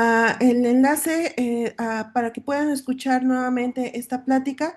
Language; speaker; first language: Spanish; native; Spanish